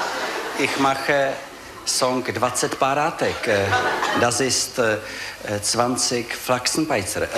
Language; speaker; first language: German; non-native, learner; Czech